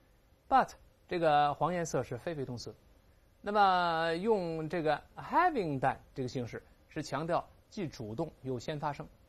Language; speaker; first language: Chinese; native; Chinese